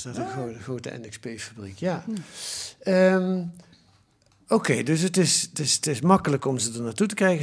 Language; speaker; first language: Dutch; native; Dutch